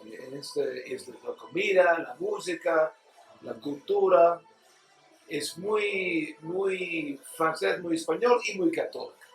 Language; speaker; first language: Spanish; non-native, learner; English